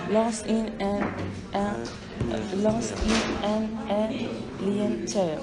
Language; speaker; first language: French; non-native, learner; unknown